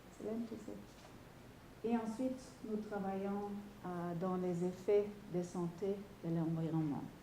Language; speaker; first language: French; non-native, fluent; German